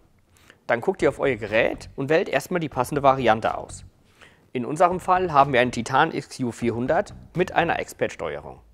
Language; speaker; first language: German; native; German